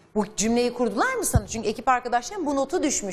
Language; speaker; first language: Turkish; native; Turkish